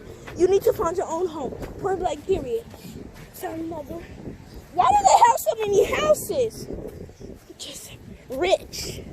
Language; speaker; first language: English; native; English